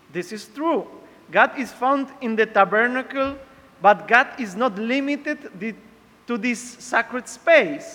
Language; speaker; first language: English; non-native, learner; Polish